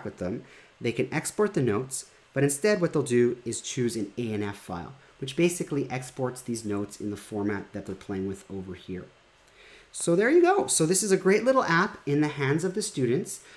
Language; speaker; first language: English; native; English